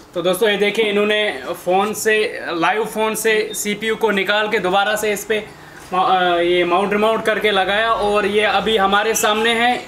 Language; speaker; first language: Hindi; native; Hindi